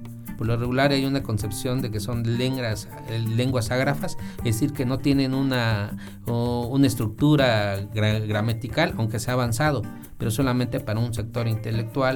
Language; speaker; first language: Spanish; native; Spanish